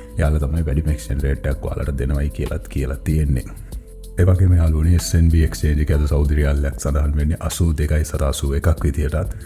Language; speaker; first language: Sinhala; non-native, local second language; Tamil